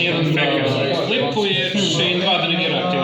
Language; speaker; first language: Bosnian; native; Bosnian